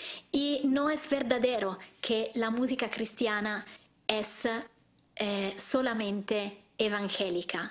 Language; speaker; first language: Spanish; non-native, learner; Italian